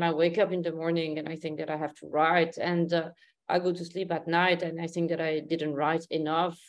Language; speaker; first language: English; non-native, fluent; Arabic